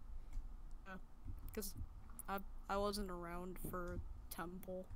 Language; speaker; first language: English; native; English